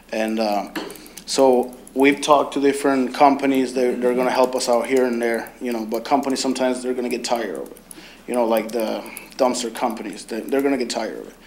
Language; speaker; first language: English; early bilingual, other home language; Spanish